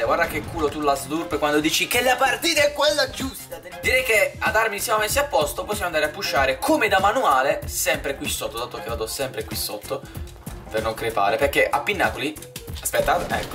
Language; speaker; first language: Italian; native; Italian